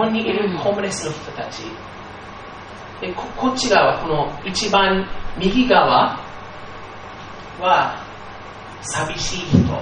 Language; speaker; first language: Japanese; non-native, fluent; English